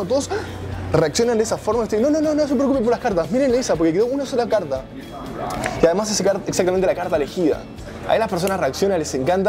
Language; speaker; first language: Spanish; native; Spanish